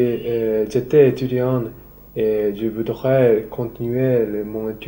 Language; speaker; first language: French; non-native, learner; Japanese